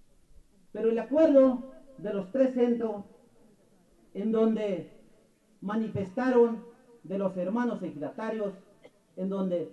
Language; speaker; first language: Spanish; non-native, local second language; Tzeltal